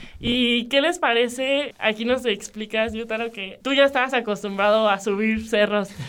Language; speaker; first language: Spanish; native; Spanish